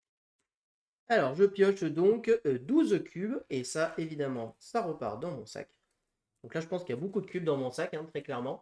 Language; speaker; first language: French; native; French